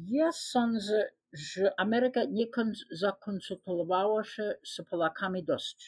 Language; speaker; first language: Polish; non-native, fluent; English